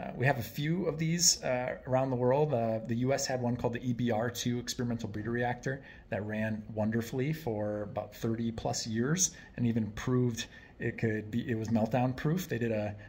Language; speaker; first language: English; native; English